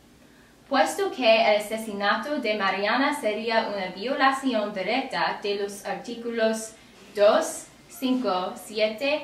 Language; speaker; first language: Spanish; non-native, learner; English